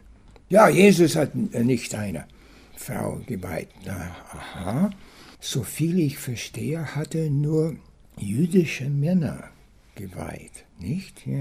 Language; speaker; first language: German; non-native, fluent; English